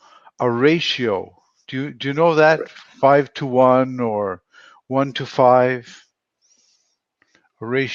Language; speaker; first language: English; non-native, fluent; Spanish